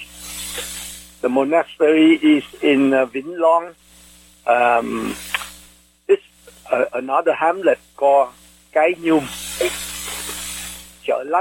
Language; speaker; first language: English; non-native, fluent; Vietnamese